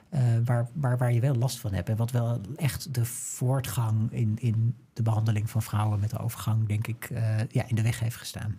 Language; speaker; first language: Dutch; native; Dutch